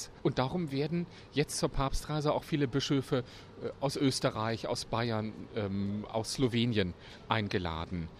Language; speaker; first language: German; native; German